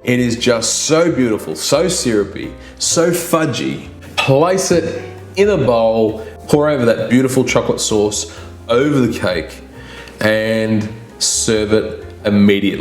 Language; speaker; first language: English; native; English